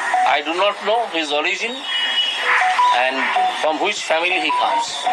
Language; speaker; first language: English; non-native, local second language; Bangla